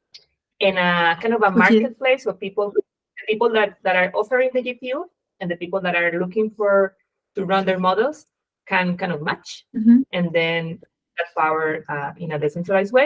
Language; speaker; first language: English; non-native, fluent; Spanish